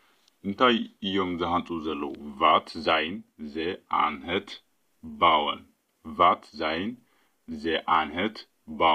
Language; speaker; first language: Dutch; non-native, fluent; Tigrinya